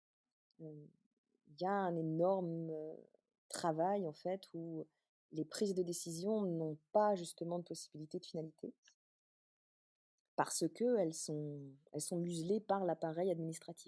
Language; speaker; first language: French; native; French